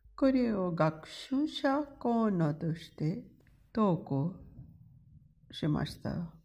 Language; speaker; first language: Japanese; non-native, fluent; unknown